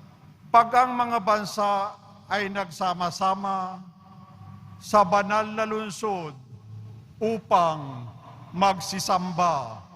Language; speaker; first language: Filipino; native; Filipino